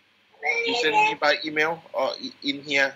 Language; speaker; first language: English; non-native, learner; Thai